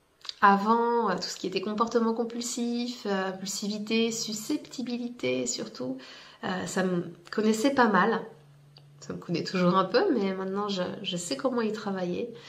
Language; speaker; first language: French; native; French